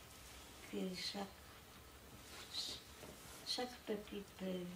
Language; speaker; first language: French; non-native, fluent; Polish